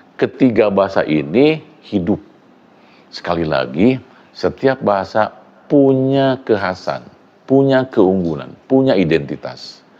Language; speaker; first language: Indonesian; non-native, local second language; Sundanese